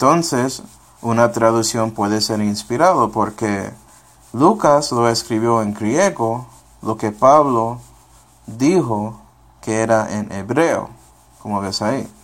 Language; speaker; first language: Spanish; non-native, fluent; English